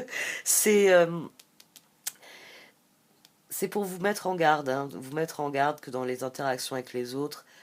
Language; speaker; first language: French; native; French